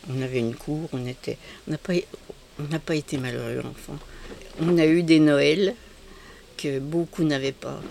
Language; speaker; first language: French; native; French